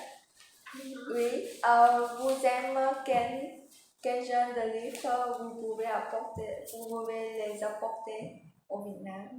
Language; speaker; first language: French; non-native, learner; Vietnamese